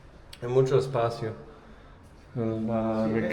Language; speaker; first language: Spanish; non-native, fluent; English